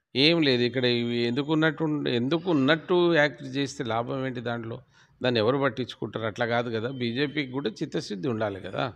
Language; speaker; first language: Telugu; non-native, local second language; Lambadi